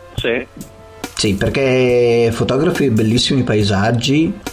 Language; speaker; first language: Italian; native; Italian